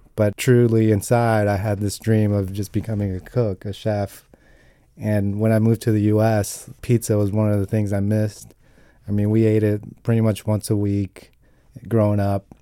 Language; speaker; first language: English; non-native, fluent; Italian